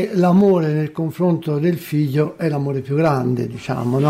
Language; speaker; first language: Italian; native; Italian